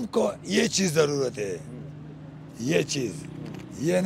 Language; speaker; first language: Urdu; non-native, local second language; Pashto